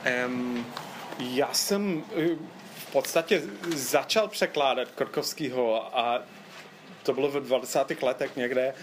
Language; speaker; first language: Czech; non-native, fluent; English